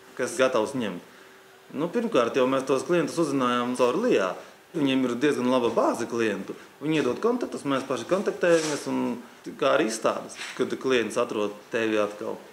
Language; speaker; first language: Latvian; native; Latvian